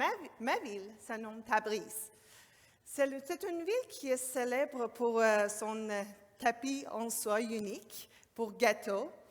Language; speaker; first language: French; non-native, learner; Persian